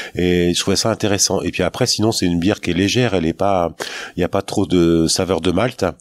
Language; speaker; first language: French; native; French